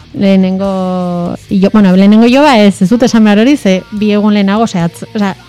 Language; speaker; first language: Basque; non-native, local second language; Spanish